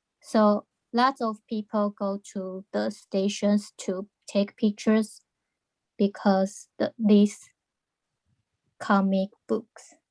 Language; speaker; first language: English; non-native, learner; Chinese